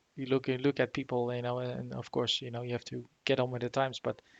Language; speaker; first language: English; non-native, fluent; Dutch